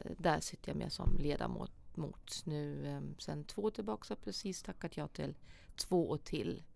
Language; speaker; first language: Swedish; non-native, fluent; German